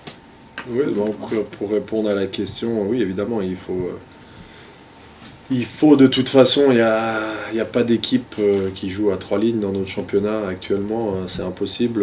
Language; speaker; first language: French; native; French